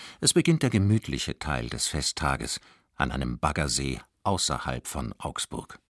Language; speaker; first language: German; native; German